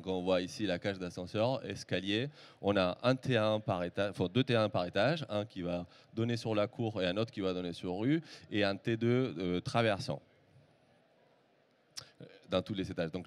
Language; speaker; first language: French; native; French